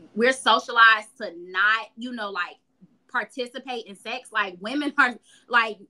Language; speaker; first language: English; native; English